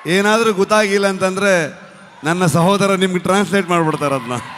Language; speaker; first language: Kannada; native; Kannada